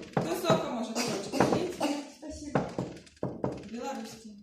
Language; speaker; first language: Russian; native; Russian